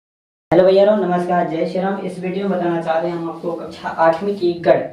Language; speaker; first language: Hindi; native; Hindi